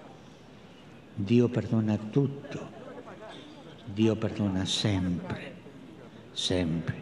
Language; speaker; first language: Italian; early bilingual, heritage; Spanish